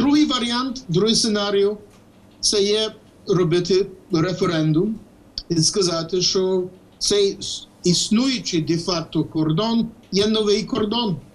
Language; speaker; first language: Ukrainian; early bilingual, heritage; Ukrainian